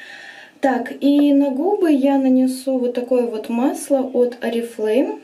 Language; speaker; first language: Russian; native; Russian